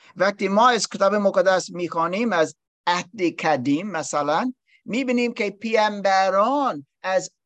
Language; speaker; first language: Persian; non-native, learner; English